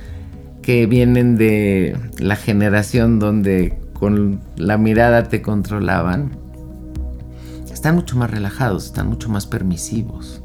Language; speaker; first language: Spanish; native; Spanish